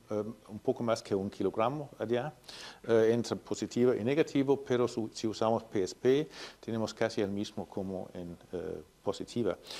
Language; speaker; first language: Spanish; non-native, fluent; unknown